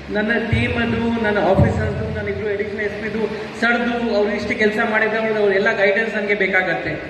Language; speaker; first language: Kannada; non-native, fluent; Hindi